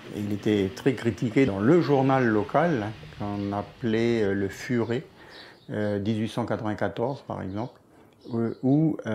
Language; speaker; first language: French; native; French